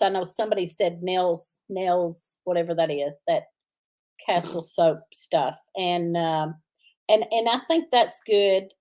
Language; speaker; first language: English; native; English